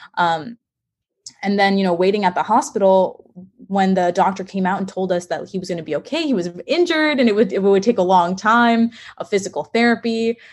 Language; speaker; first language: English; native; English